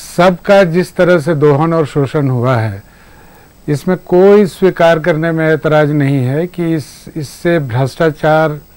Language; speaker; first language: Hindi; native; Hindi